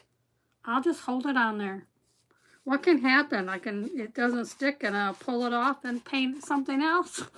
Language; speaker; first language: English; native; English